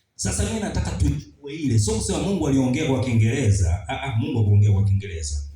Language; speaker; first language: Swahili; native; Swahili